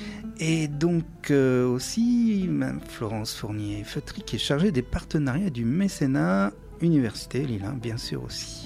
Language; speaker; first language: French; native; French